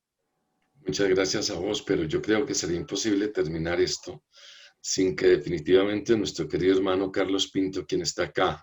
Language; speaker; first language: Spanish; native; Spanish